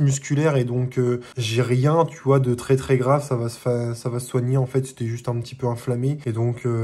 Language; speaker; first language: French; native; French